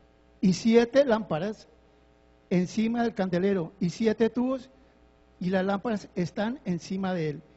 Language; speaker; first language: Spanish; native; Spanish